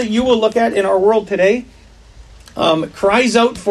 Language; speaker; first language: English; native; English